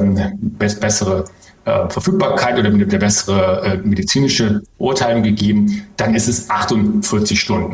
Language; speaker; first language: German; native; German